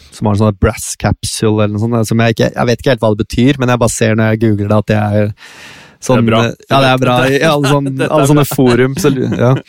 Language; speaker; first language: Norwegian; native; Norwegian